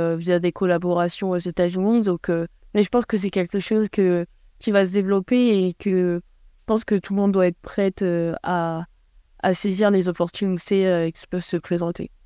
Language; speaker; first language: French; native; French